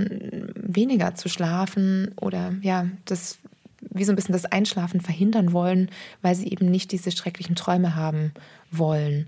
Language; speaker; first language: German; native; German